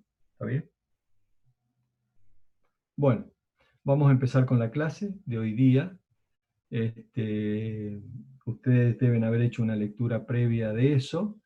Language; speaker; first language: Spanish; native; Spanish